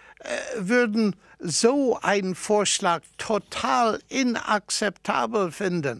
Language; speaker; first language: German; non-native, fluent; English